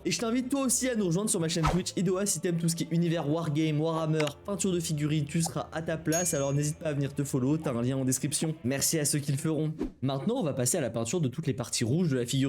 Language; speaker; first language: French; native; French